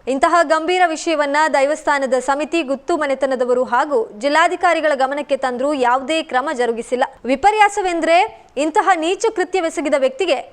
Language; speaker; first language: Kannada; native; Kannada